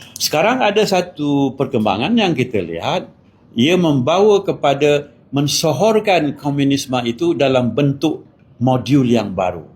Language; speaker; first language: Malay; native; Malay